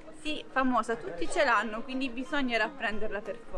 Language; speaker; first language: Italian; native; Italian